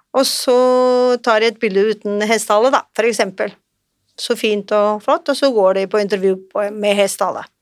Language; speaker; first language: Norwegian; non-native, fluent; Portuguese